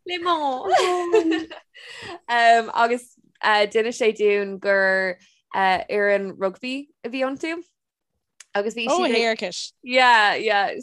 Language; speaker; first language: Irish; non-native, local second language; English